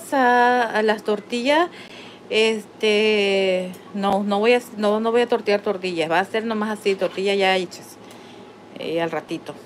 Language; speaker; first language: Spanish; native; Spanish